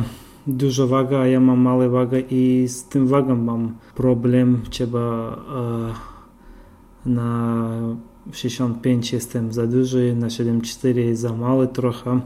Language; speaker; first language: Polish; non-native, fluent; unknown